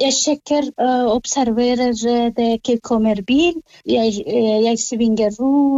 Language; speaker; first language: Norwegian; non-native, learner; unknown